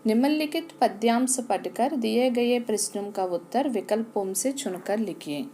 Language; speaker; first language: Hindi; non-native, local second language; Telugu